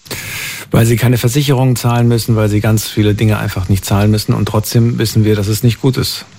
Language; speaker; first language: German; native; German